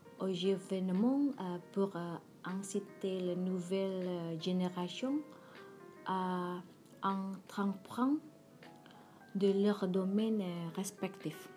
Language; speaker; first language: French; non-native, learner; Indonesian